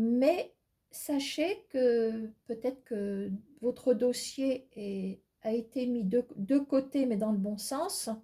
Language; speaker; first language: French; native; French